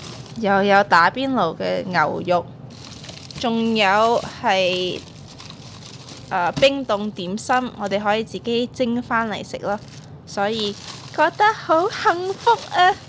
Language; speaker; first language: Cantonese; early bilingual, heritage; Cantonese